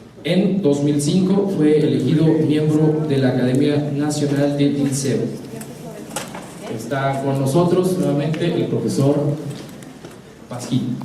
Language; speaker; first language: Spanish; native; Spanish